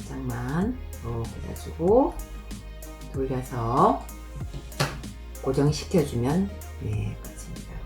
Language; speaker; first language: Korean; native; Korean